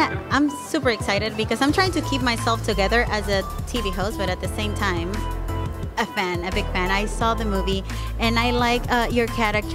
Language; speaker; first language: English; non-native, fluent; Spanish